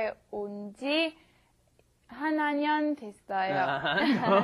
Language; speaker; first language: Korean; non-native, learner; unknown